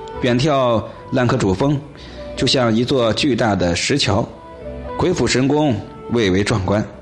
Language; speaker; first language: Chinese; native; Chinese